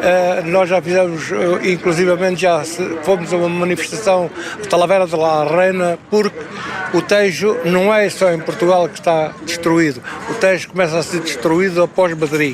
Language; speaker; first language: Portuguese; native; Portuguese